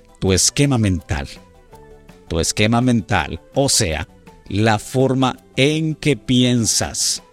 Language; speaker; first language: Spanish; native; Spanish